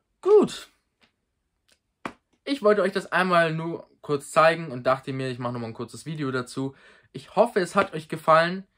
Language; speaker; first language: German; native; German